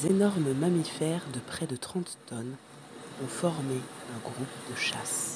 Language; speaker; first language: French; native; French